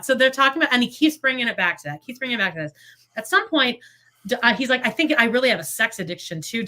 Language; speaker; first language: English; native; English